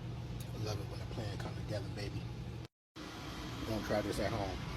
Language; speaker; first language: English; native; English